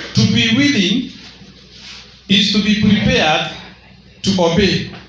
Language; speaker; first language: English; non-native, local second language; Swahili